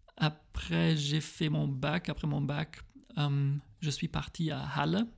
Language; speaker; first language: French; early bilingual, heritage; French